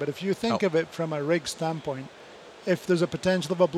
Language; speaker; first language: English; native; English